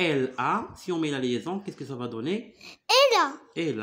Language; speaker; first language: French; non-native, local second language; Arabic